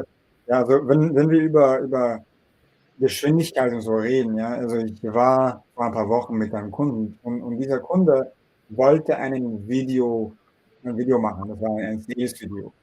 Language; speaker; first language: German; non-native, fluent; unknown